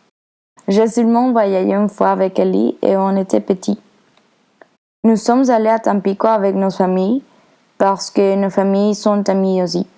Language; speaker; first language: French; non-native, learner; Spanish